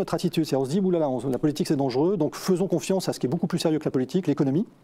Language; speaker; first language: French; native; French